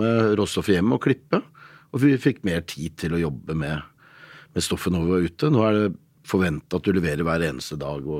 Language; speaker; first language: Norwegian; native; Norwegian